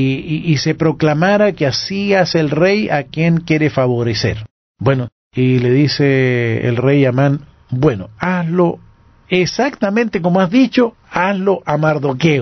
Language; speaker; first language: Spanish; native; Spanish